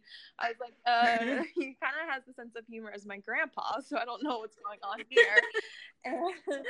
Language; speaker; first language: English; native; English